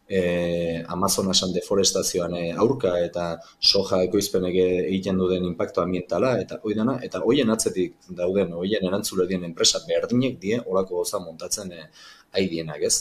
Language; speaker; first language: Basque; native; Basque